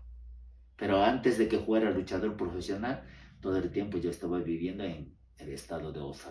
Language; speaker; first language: Spanish; non-native, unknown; Japanese